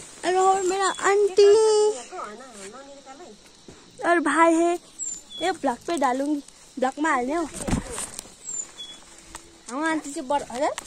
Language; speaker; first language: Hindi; non-native, learner; Nepali